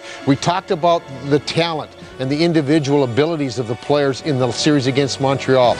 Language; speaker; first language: English; native; English